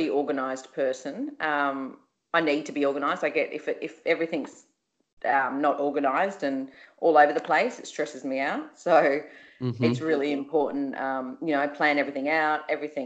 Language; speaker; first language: English; native; English